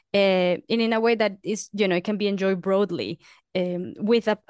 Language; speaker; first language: English; non-native, fluent; Spanish